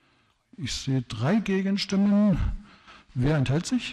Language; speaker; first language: German; native; German